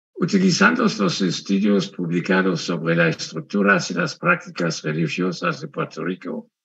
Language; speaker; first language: Spanish; non-native, fluent; French